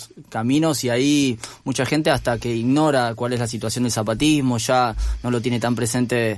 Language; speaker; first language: Spanish; native; Spanish